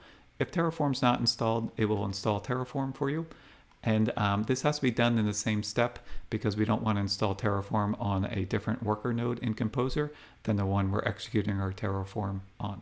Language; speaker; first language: English; native; English